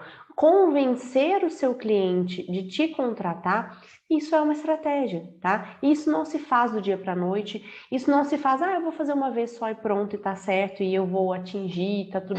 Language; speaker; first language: Portuguese; native; Portuguese